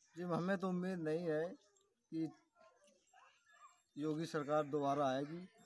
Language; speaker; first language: Hindi; native; Hindi